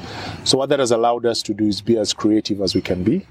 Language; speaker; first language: English; non-native, local second language; Ganda